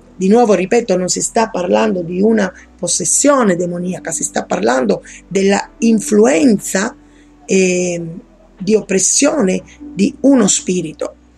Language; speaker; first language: Italian; non-native, fluent; Spanish